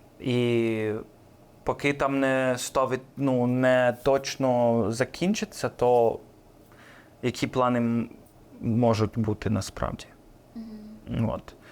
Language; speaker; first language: Ukrainian; non-native, fluent; English